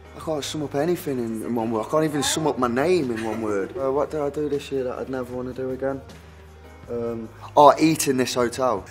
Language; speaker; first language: English; native; English